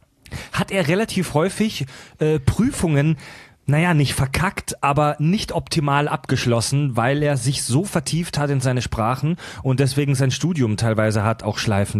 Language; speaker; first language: German; native; German